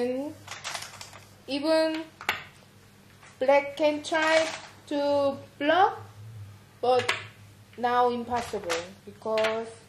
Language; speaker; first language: English; non-native, learner; Korean